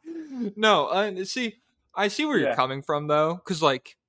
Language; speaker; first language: English; native; English